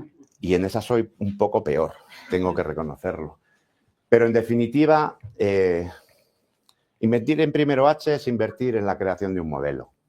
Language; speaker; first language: Spanish; native; Spanish